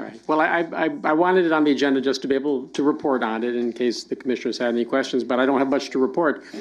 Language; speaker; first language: English; native; English